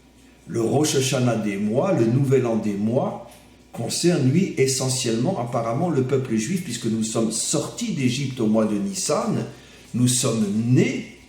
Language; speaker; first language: French; native; French